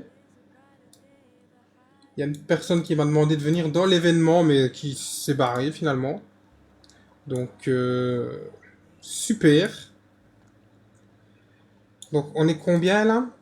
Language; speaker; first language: French; native; French